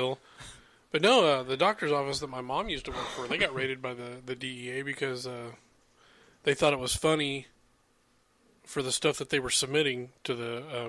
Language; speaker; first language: English; native; English